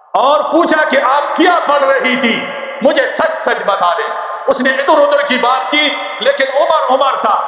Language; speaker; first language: Urdu; non-native, local second language; Pashto